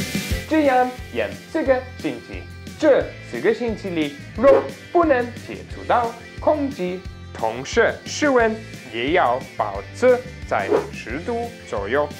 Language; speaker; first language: Chinese; non-native, fluent; German